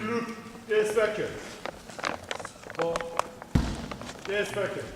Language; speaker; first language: English; non-native, learner; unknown